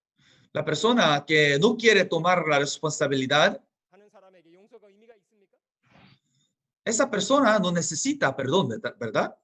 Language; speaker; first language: Spanish; non-native, fluent; Korean